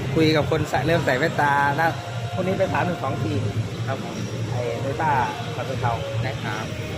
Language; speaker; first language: Thai; native; Thai